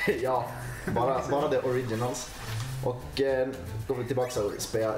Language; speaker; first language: Swedish; native; Swedish